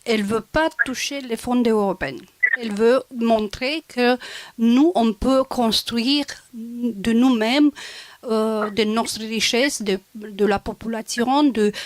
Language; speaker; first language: French; non-native, local second language; Romanian